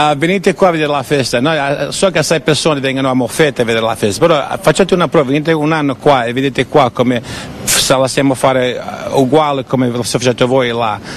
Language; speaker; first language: Italian; early bilingual, heritage; Italian